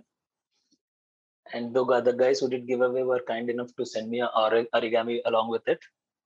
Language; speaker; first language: English; non-native, local second language; Telugu